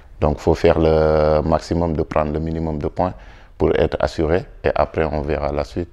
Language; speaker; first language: French; non-native, local second language; Wolof